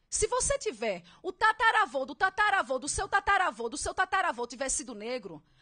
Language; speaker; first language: Portuguese; native; Portuguese